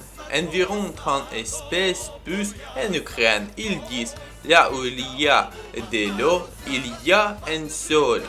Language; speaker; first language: French; non-native, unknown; Ukrainian